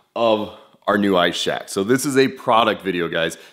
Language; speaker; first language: English; native; English